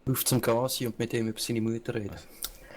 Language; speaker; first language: German; native; German